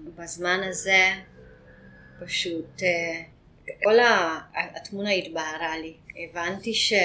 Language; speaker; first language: Hebrew; non-native, fluent; Hungarian